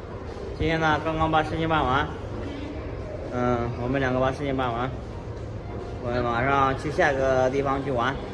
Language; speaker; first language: Chinese; native; Chinese